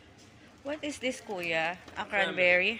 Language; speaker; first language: English; non-native, local second language; Filipino